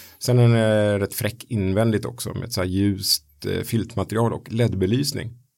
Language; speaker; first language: Swedish; native; Swedish